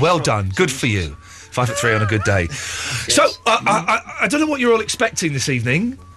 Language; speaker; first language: English; native; English